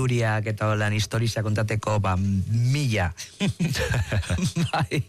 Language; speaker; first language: Basque; native; Basque